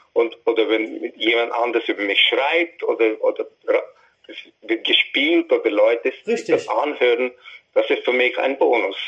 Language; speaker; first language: German; non-native, fluent; English